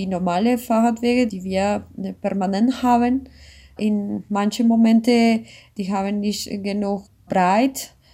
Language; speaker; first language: German; non-native, learner; Spanish